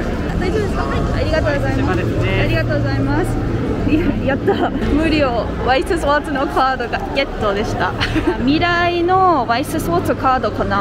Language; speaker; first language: Japanese; non-native, learner; English